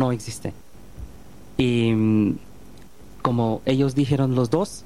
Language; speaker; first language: Spanish; non-native, learner; Bangla